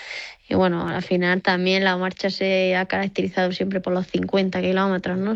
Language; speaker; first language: Spanish; native; Spanish